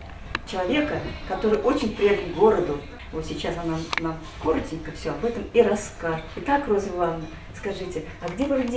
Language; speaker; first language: Russian; native; Russian